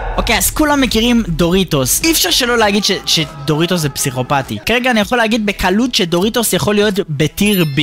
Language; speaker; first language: Hebrew; native; Hebrew